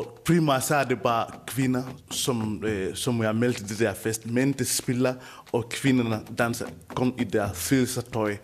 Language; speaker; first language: Danish; non-native, fluent; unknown